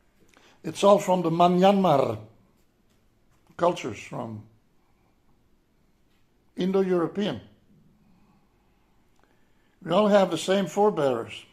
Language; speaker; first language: English; non-native, fluent; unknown